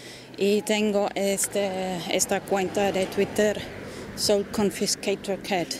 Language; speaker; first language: Spanish; non-native, fluent; German